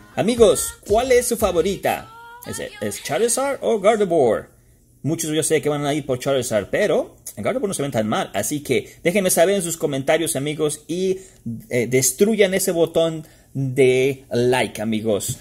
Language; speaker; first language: Spanish; native; Spanish